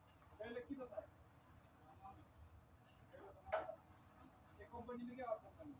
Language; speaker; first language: Hindi; non-native, learner; Filipino